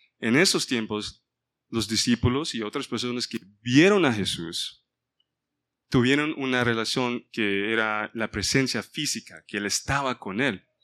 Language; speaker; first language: Spanish; early bilingual, heritage; Spanish